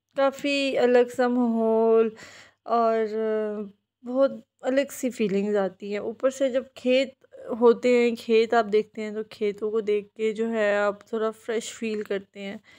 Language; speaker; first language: Urdu; native; Urdu